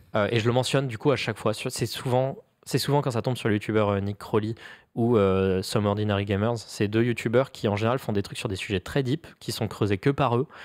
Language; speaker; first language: French; native; French